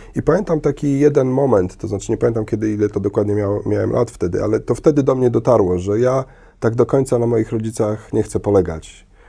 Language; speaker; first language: Polish; early bilingual, heritage; Polish